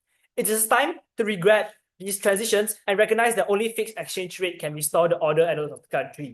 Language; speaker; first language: English; non-native, learner; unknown